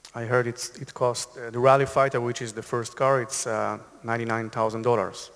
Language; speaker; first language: English; non-native, fluent; Hebrew